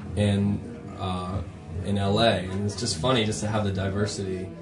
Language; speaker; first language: English; native; English